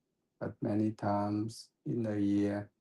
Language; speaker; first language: English; non-native, fluent; Thai